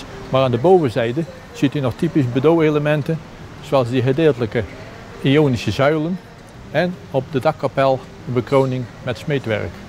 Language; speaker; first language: Dutch; native; Dutch